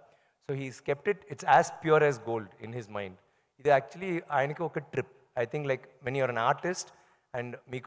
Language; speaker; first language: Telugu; non-native, learner; Tamil